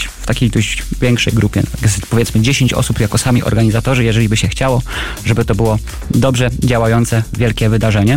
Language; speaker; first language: Polish; native; Polish